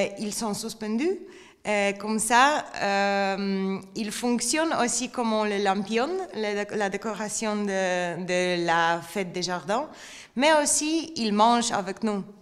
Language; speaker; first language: French; non-native, learner; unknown